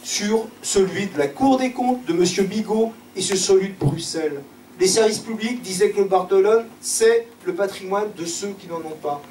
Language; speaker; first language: French; native; French